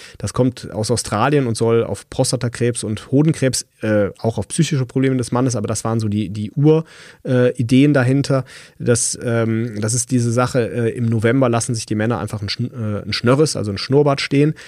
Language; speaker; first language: German; native; German